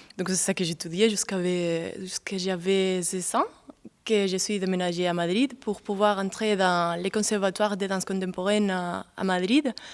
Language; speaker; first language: French; non-native, fluent; Spanish